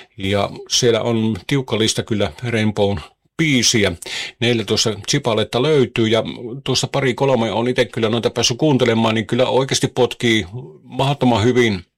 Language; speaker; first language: Finnish; native; Finnish